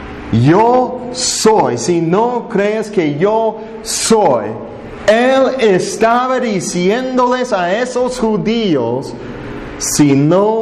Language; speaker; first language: Spanish; non-native, fluent; English